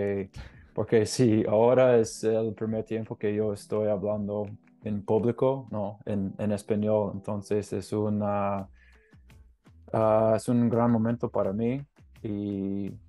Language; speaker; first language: Spanish; non-native, learner; English